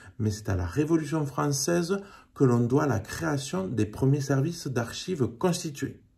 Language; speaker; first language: French; native; French